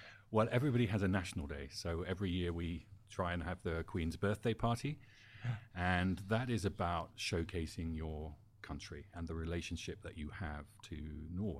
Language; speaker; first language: English; native; English